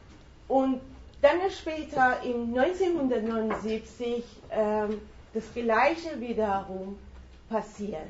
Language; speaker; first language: German; non-native, fluent; Persian